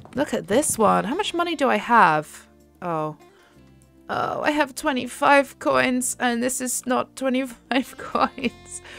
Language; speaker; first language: English; native; English